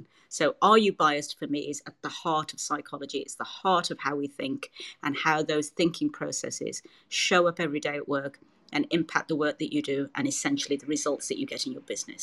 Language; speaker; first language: English; native; English